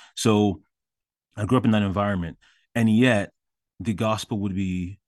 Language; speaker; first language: English; early bilingual, other home language; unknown